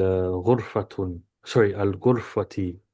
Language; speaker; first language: Arabic; non-native, learner; English